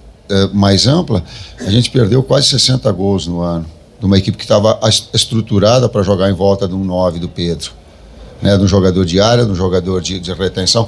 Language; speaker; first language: Portuguese; native; Portuguese